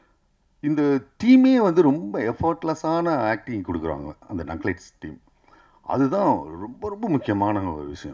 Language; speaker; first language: Tamil; native; Tamil